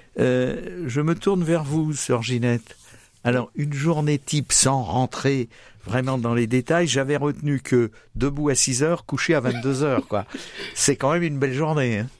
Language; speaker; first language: French; native; French